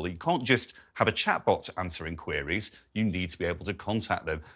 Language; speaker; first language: English; native; English